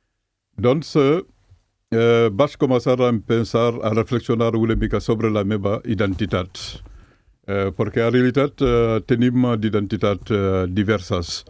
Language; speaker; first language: Catalan; non-native, fluent; Mandingo